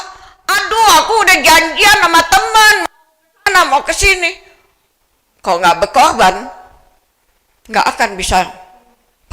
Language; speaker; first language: Indonesian; native; Indonesian